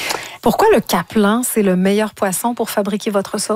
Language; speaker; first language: French; native; French